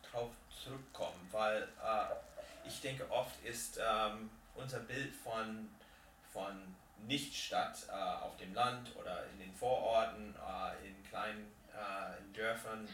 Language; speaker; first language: German; non-native, fluent; English